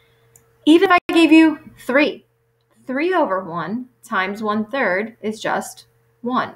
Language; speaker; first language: English; native; English